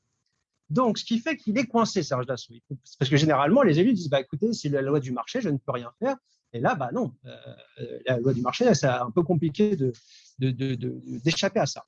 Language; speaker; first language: French; native; French